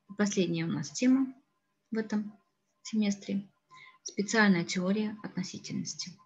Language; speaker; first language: Russian; non-native, local second language; Kazakh